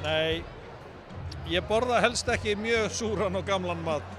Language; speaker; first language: Icelandic; native; Icelandic